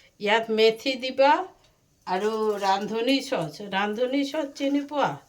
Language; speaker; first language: Assamese; non-native, local second language; Bangla